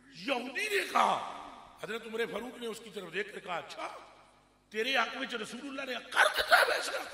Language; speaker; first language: Urdu; non-native, local second language; Punjabi